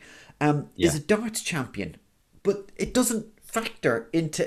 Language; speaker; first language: English; native; English